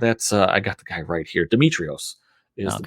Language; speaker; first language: English; native; English